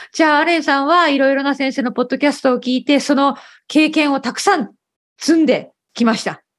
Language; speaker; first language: Japanese; native; Japanese